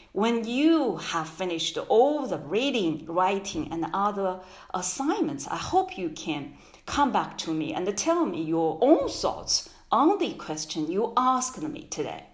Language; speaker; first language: English; non-native, fluent; Chinese